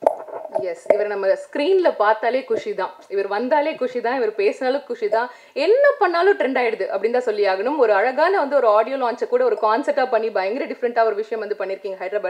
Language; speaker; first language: Tamil; native; Tamil